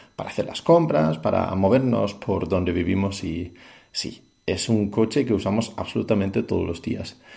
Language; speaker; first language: Spanish; non-native, fluent; Danish